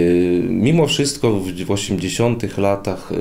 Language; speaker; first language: Polish; non-native, fluent; Russian